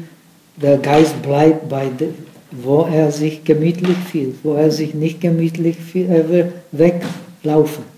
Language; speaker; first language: German; non-native, fluent; Czech